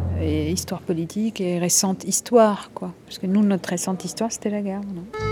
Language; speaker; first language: French; non-native, local second language; Arabic